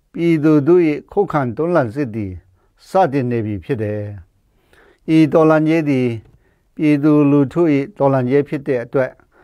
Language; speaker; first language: Burmese; non-native, local second language; Kachin